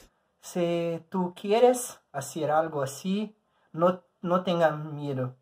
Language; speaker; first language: Spanish; non-native, learner; Portuguese